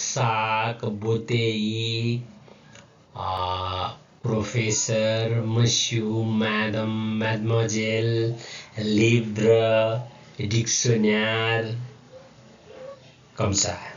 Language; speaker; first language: French; non-native, learner; Nepali